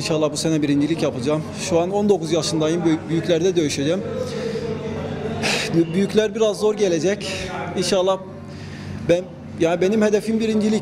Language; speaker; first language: Turkish; non-native, local second language; Arabic